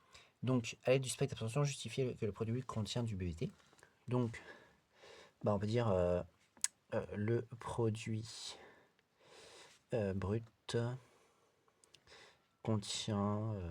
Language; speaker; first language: French; native; French